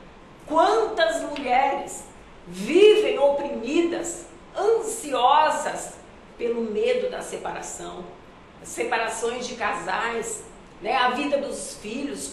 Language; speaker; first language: Portuguese; native; Portuguese